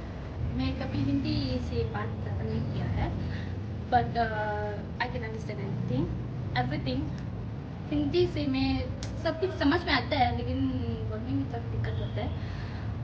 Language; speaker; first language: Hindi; non-native, local second language; Tibetan